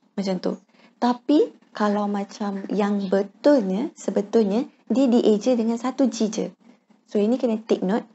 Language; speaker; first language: Malay; native; Malay